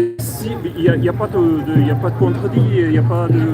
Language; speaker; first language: French; non-native, fluent; Arabic